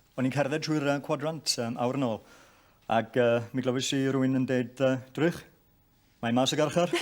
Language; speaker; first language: Welsh; non-native, local second language; English